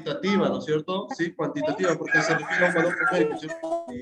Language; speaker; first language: Spanish; native; Spanish